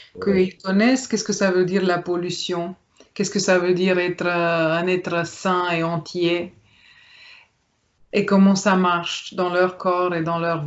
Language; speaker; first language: French; non-native, fluent; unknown